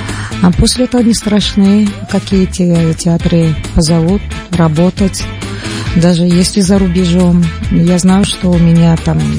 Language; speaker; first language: Russian; non-native, local second language; Tajik